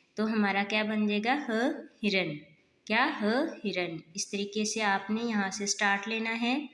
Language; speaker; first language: Urdu; non-native, local second language; Punjabi